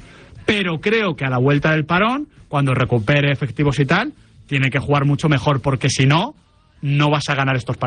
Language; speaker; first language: Spanish; native; Spanish